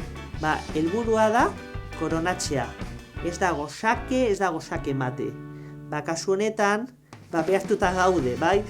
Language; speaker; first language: Basque; non-native, local second language; Spanish